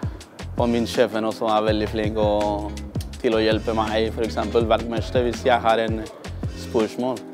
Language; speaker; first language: Norwegian; non-native, learner; Spanish